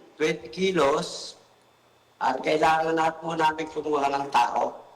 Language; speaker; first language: Filipino; native; Filipino